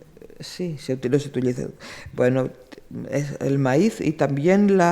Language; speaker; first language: Spanish; non-native, fluent; Greek